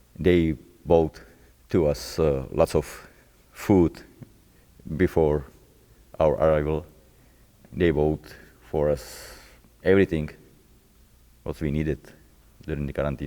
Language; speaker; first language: English; non-native, fluent; Czech